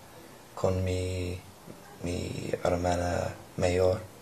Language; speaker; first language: Spanish; non-native, learner; English